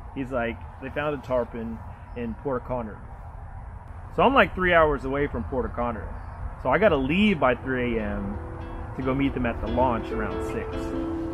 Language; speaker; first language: English; native; English